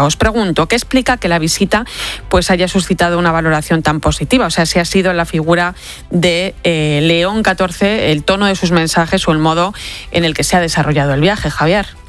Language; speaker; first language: Spanish; native; Spanish